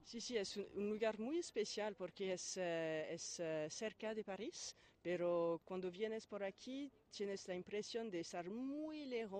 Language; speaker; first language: Spanish; non-native, fluent; French